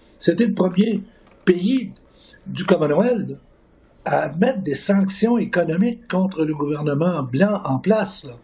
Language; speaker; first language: French; native; French